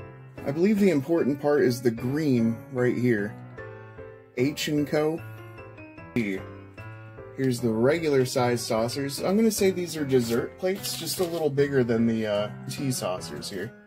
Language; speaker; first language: English; native; English